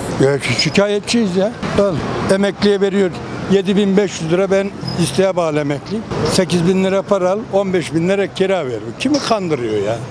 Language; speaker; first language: Turkish; native; Turkish